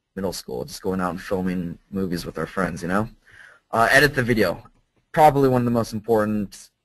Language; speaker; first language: English; native; English